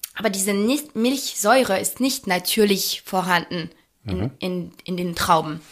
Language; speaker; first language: German; non-native, fluent; French